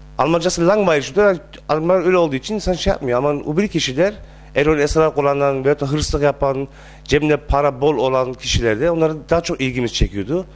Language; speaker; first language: Turkish; early bilingual, heritage; Turkish